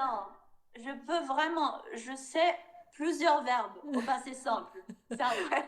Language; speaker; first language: French; non-native, fluent; Portuguese